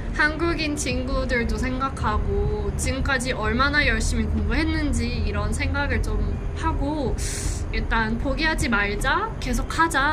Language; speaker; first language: Korean; non-native, fluent; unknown